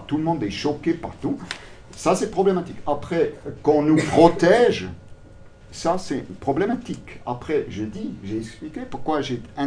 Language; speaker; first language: French; non-native, local second language; German